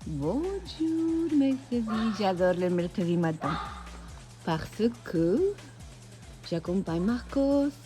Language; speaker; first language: French; non-native, fluent; Spanish